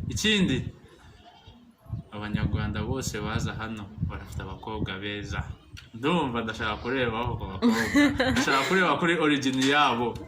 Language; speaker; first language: Kinyarwanda; early bilingual, heritage; Kinyarwanda